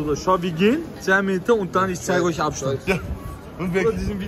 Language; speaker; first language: German; early bilingual, other home language; Turkish